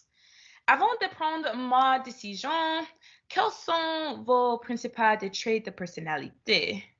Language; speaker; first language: French; non-native, learner; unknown